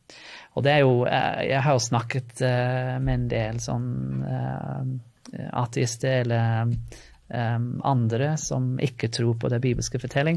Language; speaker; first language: Norwegian; non-native, fluent; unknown